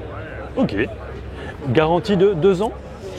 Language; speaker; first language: French; native; French